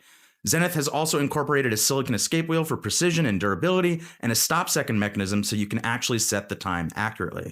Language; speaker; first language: English; native; English